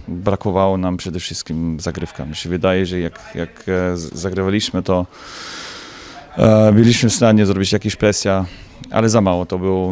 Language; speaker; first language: Polish; non-native, learner; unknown